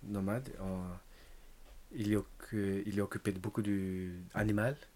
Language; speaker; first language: French; non-native, learner; Tibetan